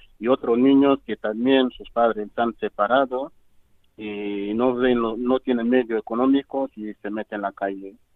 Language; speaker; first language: Spanish; non-native, fluent; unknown